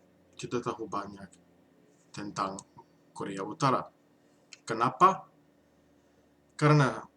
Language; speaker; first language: Indonesian; non-native, learner; English